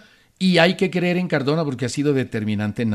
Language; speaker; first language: Spanish; native; Spanish